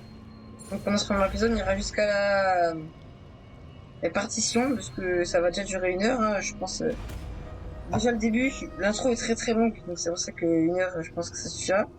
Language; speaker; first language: French; native; French